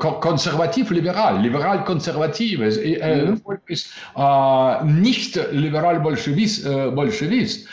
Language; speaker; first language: German; non-native, learner; Russian